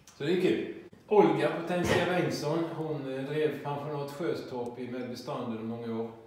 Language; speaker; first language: Swedish; native; Swedish